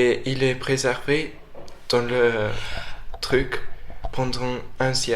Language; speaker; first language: French; non-native, fluent; English